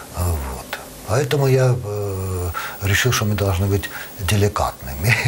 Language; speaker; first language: Russian; non-native, local second language; Armenian